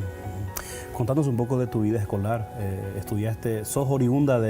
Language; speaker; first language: Spanish; native; Spanish